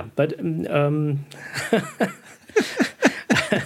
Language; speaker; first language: English; non-native, fluent; German